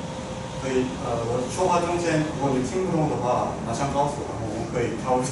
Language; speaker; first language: Chinese; non-native, fluent; Korean